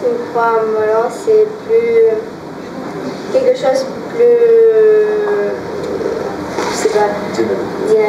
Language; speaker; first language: French; non-native, fluent; Russian